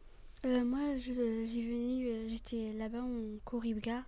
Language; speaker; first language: French; early bilingual, other home language; Arabic